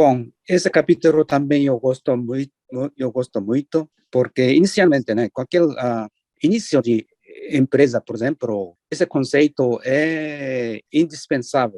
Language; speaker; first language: Portuguese; non-native, learner; Japanese